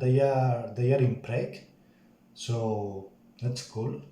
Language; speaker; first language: English; non-native, learner; Spanish